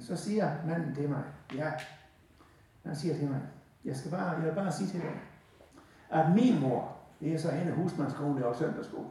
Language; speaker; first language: Danish; native; Danish